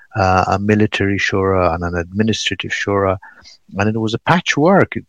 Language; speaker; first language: English; non-native, fluent; Pashto